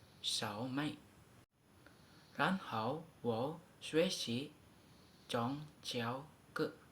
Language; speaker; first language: Chinese; non-native, learner; Indonesian